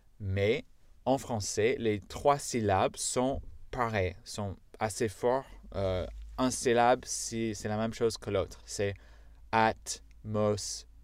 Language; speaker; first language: French; non-native, fluent; English